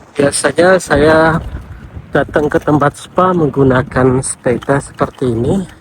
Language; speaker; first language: Indonesian; native; Indonesian